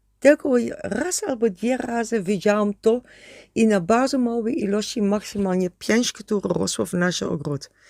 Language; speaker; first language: Polish; non-native, learner; Dutch